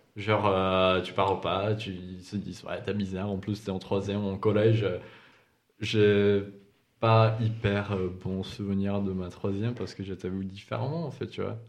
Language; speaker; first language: French; non-native, fluent; Czech